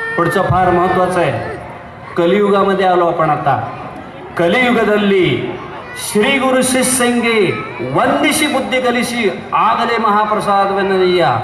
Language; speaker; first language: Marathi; non-native, local second language; Kannada